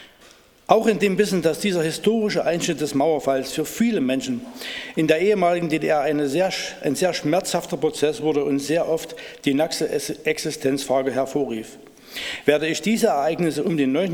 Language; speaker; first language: German; native; German